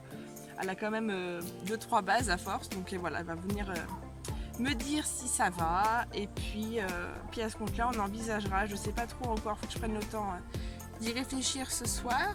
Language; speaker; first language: French; native; French